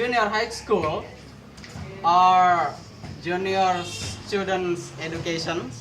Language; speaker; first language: English; non-native, learner; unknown